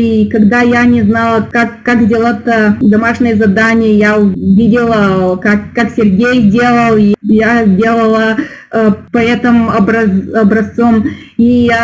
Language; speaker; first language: Russian; non-native, learner; Bulgarian